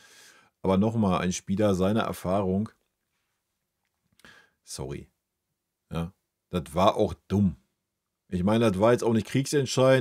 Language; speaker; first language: German; native; German